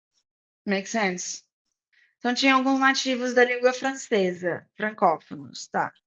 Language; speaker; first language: Portuguese; non-native, fluent; English